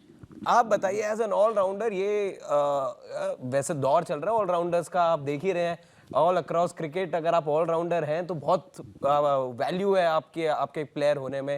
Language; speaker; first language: Hindi; native; Hindi